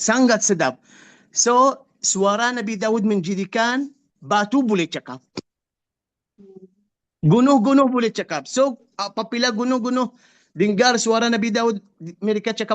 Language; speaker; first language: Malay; non-native, fluent; Arabic